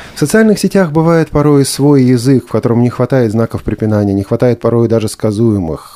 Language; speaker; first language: Russian; native; Russian